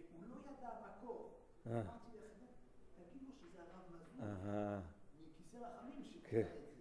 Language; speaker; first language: Hebrew; non-native, fluent; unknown